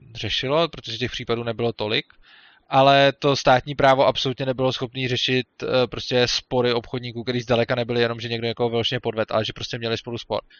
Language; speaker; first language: Czech; non-native, fluent; Russian